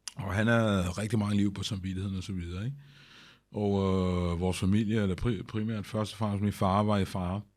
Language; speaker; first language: Danish; early bilingual, other home language; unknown